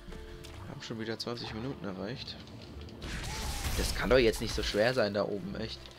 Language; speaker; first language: German; native; German